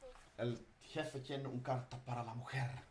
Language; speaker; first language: Spanish; non-native, learner; Dutch